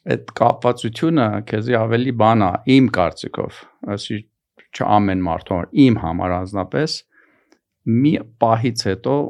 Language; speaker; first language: Armenian; early bilingual, heritage; Armenian